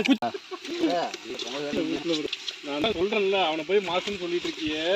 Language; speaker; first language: Tamil; native; Tamil